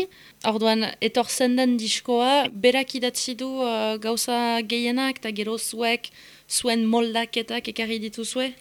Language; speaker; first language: Basque; native; Basque